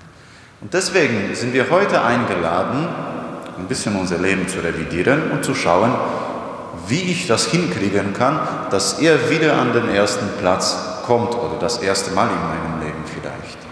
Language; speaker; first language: German; non-native, fluent; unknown